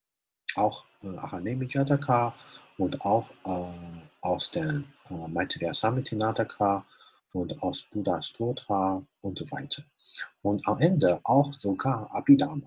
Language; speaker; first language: German; non-native, fluent; Chinese